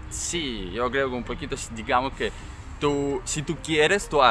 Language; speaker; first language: Spanish; non-native, learner; Russian